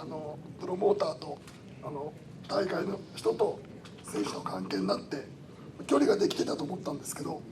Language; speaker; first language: Japanese; native; Japanese